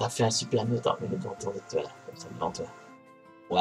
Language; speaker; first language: French; native; French